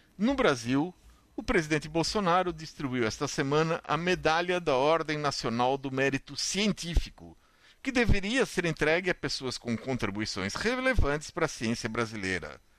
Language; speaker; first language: Portuguese; native; Portuguese